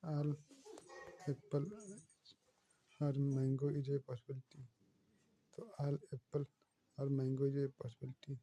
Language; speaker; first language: English; non-native, learner; Hindi